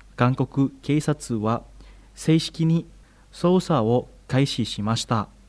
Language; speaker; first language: Japanese; non-native, fluent; Indonesian